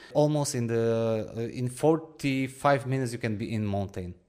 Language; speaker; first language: English; non-native, fluent; Polish